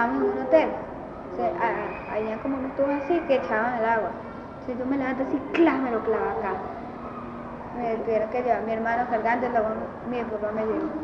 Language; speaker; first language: Spanish; native; Spanish